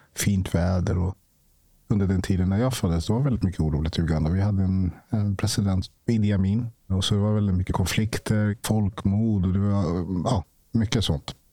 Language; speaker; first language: Swedish; early bilingual, other home language; Ganda